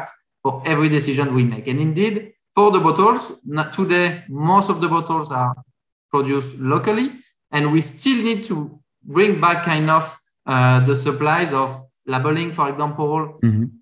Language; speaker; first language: English; non-native, fluent; French